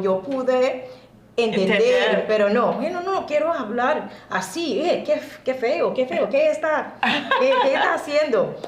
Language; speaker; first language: Spanish; non-native, learner; English